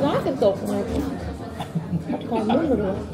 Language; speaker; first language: German; non-native, learner; Turkish